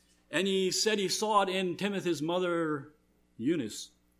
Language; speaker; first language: English; early bilingual, other home language; German